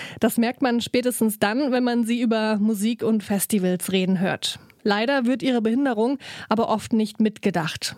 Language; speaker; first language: German; native; German